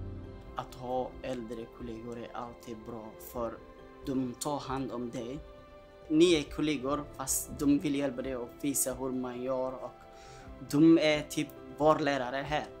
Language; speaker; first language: Swedish; non-native, fluent; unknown